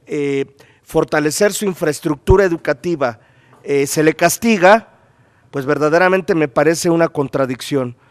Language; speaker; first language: Spanish; native; Spanish